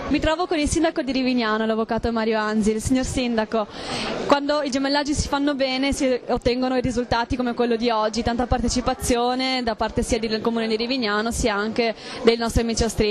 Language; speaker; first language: Italian; native; Italian